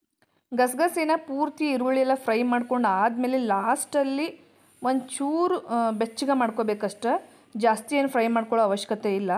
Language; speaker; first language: Kannada; native; Kannada